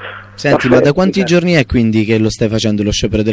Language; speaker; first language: Italian; native; Italian